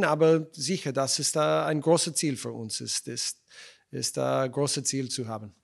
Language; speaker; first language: German; non-native, fluent; English